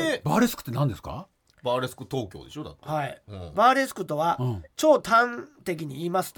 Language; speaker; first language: Japanese; native; Japanese